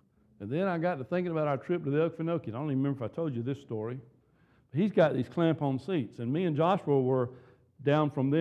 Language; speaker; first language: English; native; English